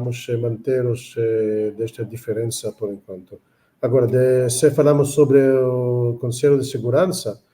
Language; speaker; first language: Portuguese; non-native, fluent; Hebrew